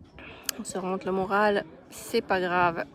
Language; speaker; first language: French; native; French